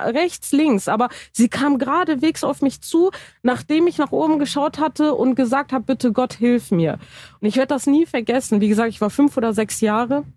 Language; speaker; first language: German; early bilingual, other home language; Turkish